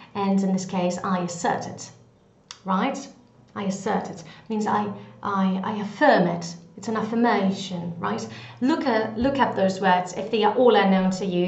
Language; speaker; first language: English; non-native, fluent; Greek